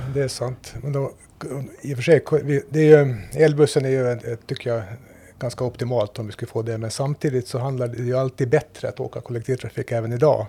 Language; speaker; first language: Swedish; native; Swedish